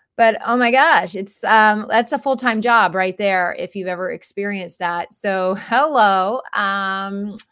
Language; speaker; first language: English; native; English